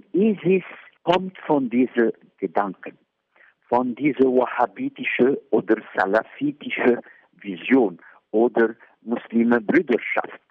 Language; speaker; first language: German; non-native, fluent; Arabic